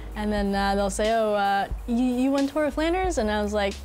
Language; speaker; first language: English; native; English